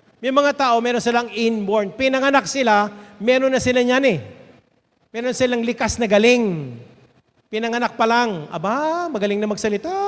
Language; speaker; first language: Filipino; native; Filipino